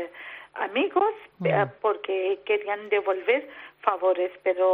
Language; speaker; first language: Spanish; non-native, learner; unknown